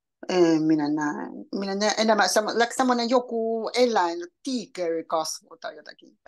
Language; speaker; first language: Finnish; non-native, learner; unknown